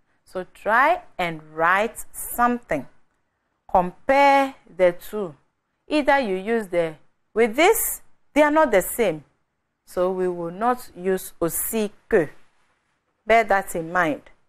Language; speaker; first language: English; non-native, local second language; Akan